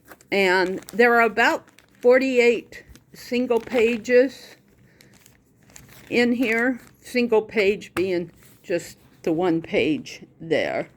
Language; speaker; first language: English; native; English